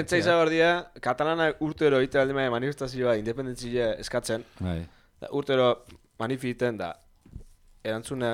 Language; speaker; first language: Basque; native; Basque